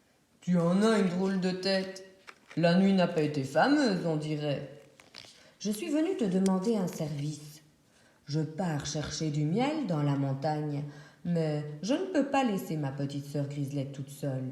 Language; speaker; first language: French; native; French